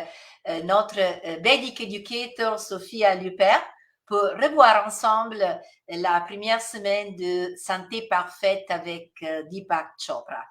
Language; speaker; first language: French; non-native, fluent; Italian